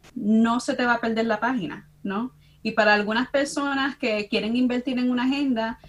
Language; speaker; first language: Spanish; early bilingual, heritage; Spanish